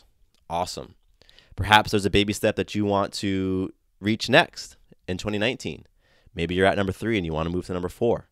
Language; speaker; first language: English; native; English